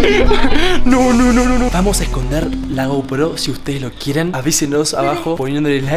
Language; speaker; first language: Spanish; native; Spanish